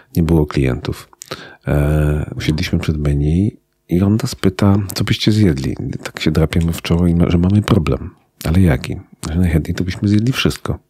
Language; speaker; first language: Polish; native; Polish